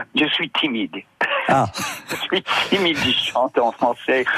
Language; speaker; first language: French; non-native, learner; English